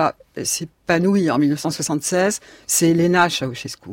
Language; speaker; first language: French; native; French